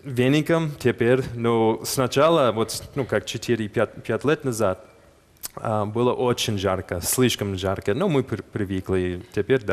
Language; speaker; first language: Russian; non-native, fluent; English